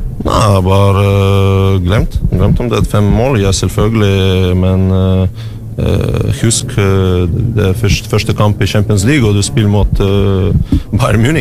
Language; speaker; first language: Norwegian; non-native, learner; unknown